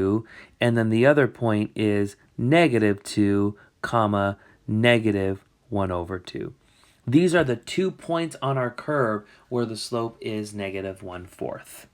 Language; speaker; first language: English; native; English